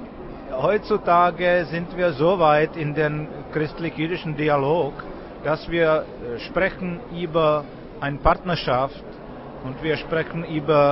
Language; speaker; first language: German; non-native, fluent; Czech